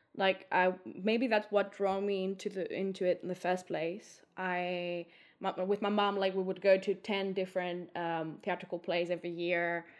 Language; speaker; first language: English; non-native, fluent; Greek